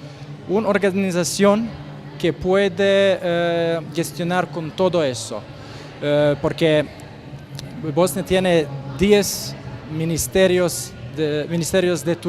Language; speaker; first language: Spanish; non-native, learner; Croatian